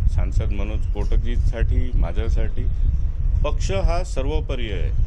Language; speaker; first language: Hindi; non-native, local second language; Gujarati